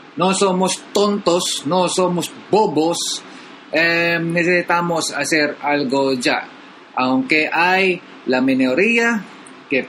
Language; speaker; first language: Spanish; non-native, learner; Filipino